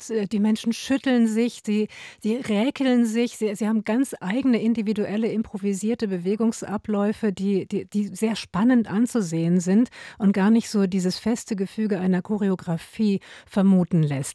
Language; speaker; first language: German; native; German